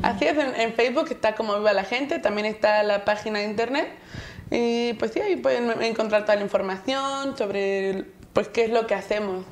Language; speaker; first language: Spanish; native; Spanish